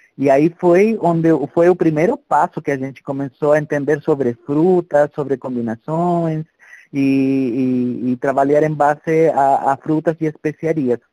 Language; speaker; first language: Portuguese; non-native, fluent; Spanish